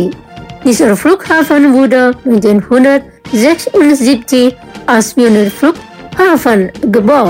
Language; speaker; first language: German; non-native, fluent; Indonesian